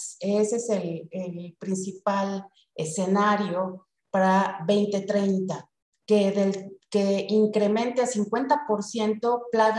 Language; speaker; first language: Spanish; native; Spanish